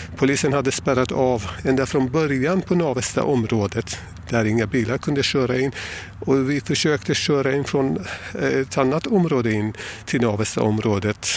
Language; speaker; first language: Swedish; non-native, fluent; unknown